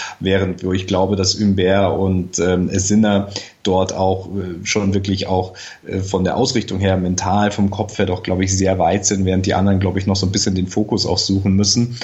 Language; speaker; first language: German; native; German